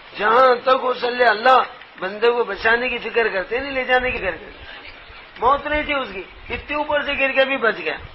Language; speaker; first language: Urdu; native; Urdu